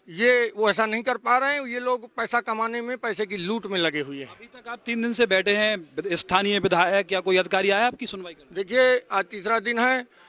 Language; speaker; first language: Hindi; native; Hindi